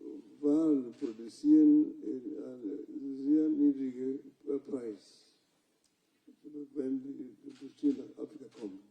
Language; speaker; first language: German; non-native, fluent; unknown